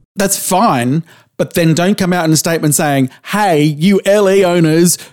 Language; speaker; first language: English; native; English